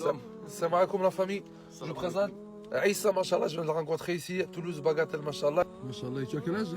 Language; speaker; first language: French; native; French